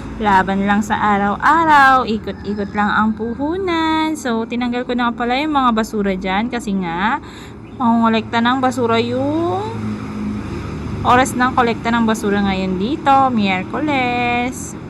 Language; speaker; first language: Filipino; native; Filipino